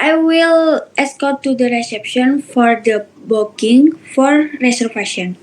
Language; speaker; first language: English; non-native, learner; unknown